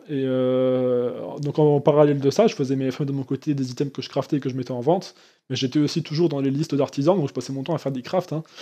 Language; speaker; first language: French; native; French